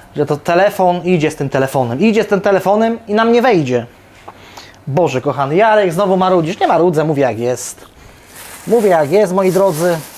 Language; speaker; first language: Polish; native; Polish